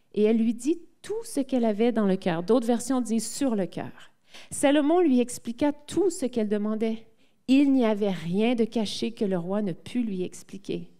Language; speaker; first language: French; native; French